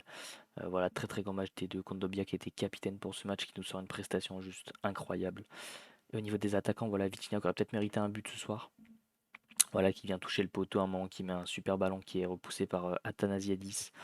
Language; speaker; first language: French; native; French